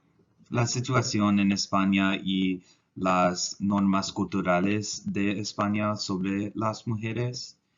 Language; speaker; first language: Spanish; non-native, learner; English